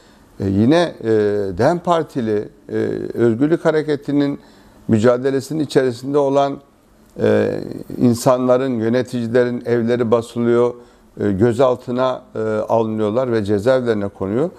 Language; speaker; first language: Turkish; native; Turkish